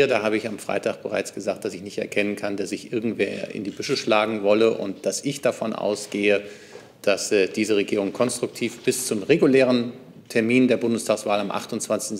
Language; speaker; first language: German; native; German